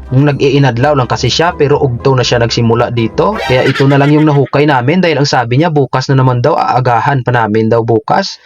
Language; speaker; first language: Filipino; non-native, local second language; Hiligaynon